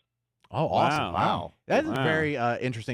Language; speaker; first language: English; native; English